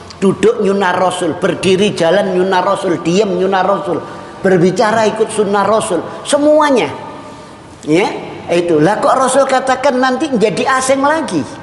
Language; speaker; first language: Indonesian; native; Indonesian